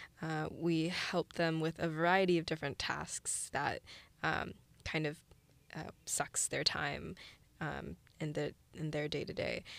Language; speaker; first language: English; early bilingual, other home language; Chinese